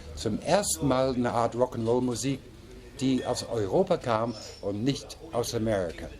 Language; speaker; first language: German; non-native, fluent; English